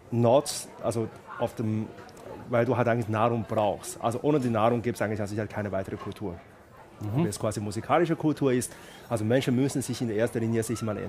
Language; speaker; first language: German; non-native, fluent; Chinese